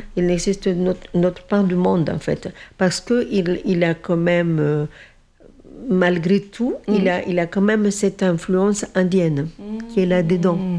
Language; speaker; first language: French; non-native, fluent; Spanish